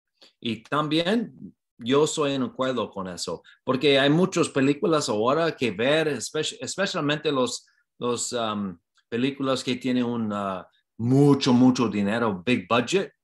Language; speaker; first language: Spanish; non-native, learner; English